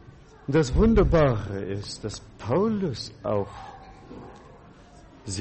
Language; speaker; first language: German; non-native, fluent; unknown